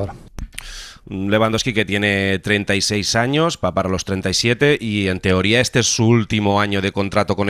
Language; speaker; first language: Spanish; native; Spanish